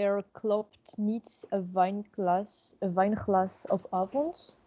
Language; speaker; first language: Dutch; non-native, learner; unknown